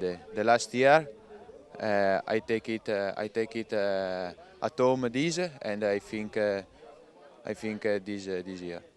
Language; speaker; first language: English; non-native, learner; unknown